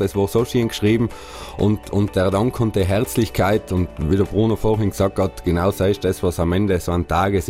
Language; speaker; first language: German; native; German